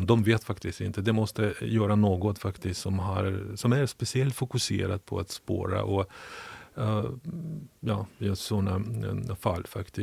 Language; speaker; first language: Swedish; non-native, fluent; Ukrainian